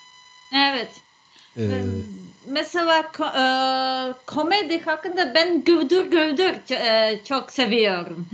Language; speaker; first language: Turkish; non-native, learner; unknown